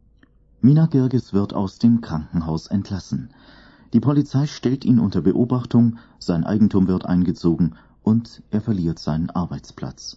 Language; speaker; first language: German; native; German